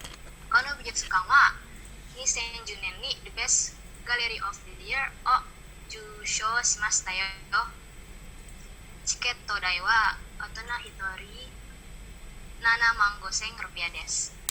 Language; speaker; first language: Japanese; non-native, learner; Indonesian